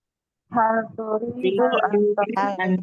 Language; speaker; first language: Arabic; non-native, learner; Indonesian